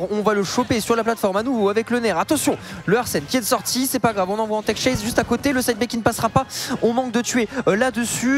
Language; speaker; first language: French; native; French